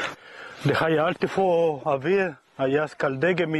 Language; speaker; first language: Danish; non-native, fluent; Spanish